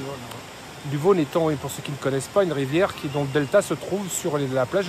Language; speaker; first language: French; native; French